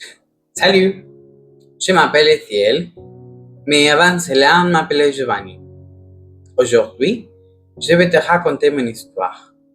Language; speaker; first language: French; non-native, learner; Spanish